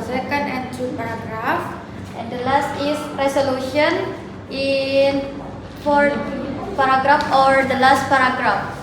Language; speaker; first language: English; non-native, learner; Indonesian